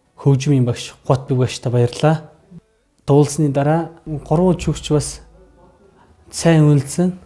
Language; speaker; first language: Mongolian; non-native, local second language; Kazakh